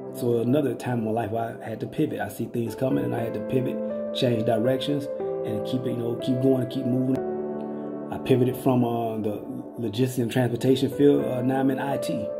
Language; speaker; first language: English; native; English